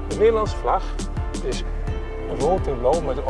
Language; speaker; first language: Dutch; native; Dutch